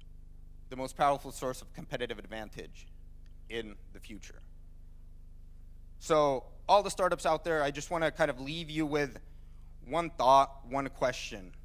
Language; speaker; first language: English; non-native, fluent; Finnish